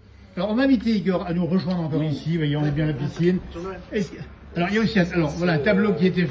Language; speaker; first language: French; native; French